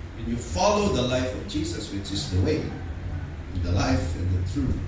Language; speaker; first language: English; non-native, local second language; Filipino